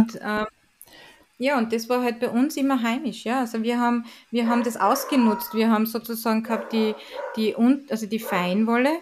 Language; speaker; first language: German; native; German